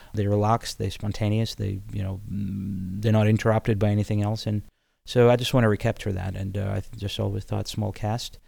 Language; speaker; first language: English; non-native, fluent; Ukrainian